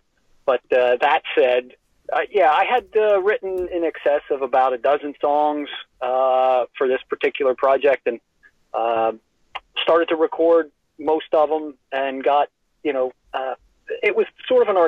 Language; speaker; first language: English; native; English